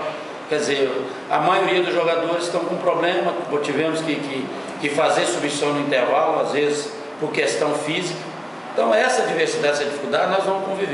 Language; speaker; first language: Portuguese; native; Portuguese